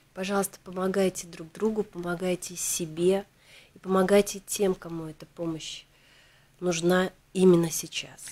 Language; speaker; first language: Russian; native; Russian